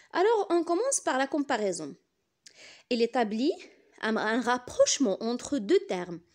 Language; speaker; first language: French; non-native, local second language; Arabic